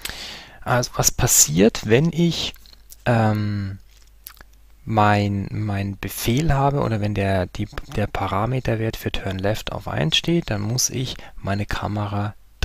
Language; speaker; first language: German; native; German